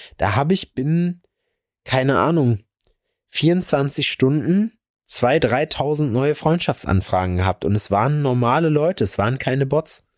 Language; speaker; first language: German; native; German